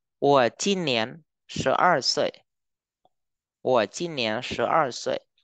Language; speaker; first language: Chinese; non-native, fluent; Vietnamese